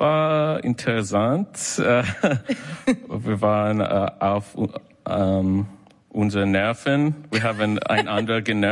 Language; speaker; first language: German; non-native, learner; English